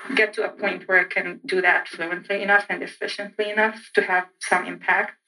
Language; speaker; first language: English; non-native, fluent; Arabic